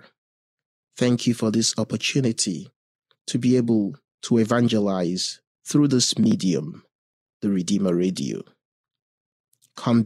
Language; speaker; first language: English; non-native, local second language; Igbo